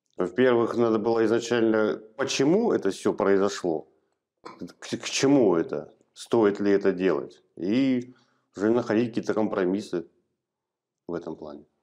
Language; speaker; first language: Russian; native; Russian